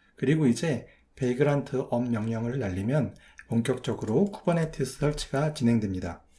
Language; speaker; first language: Korean; native; Korean